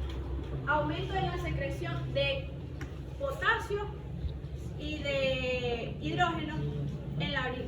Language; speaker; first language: Spanish; native; Spanish